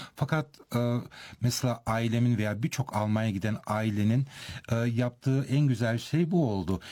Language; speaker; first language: Turkish; early bilingual, heritage; Turkish